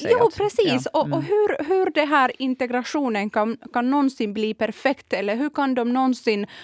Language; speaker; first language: Swedish; non-native, fluent; Kurdish